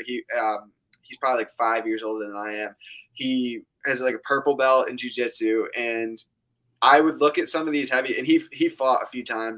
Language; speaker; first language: English; native; English